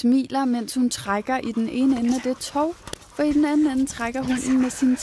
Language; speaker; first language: Danish; native; Danish